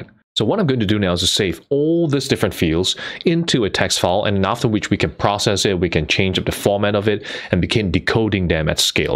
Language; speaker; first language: English; non-native, fluent; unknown